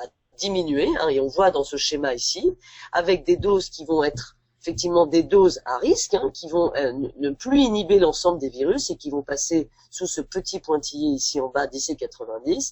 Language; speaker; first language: French; native; French